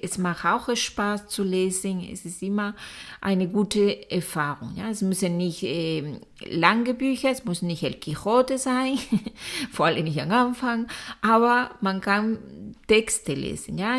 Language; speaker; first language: German; non-native, fluent; Spanish